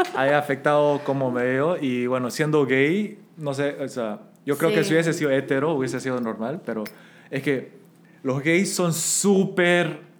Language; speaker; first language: Spanish; early bilingual, other home language; Korean